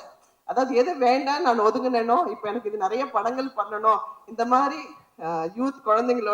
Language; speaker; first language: Tamil; native; Tamil